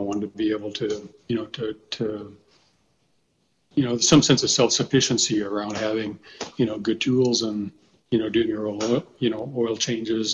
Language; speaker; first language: English; native; English